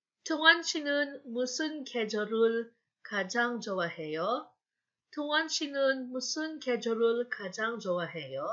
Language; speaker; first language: Korean; non-native, fluent; Filipino